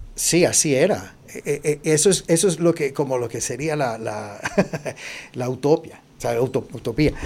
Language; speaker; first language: Spanish; early bilingual, heritage; Spanish